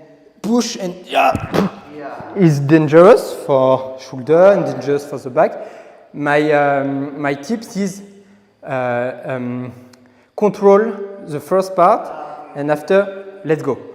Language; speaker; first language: English; non-native, learner; French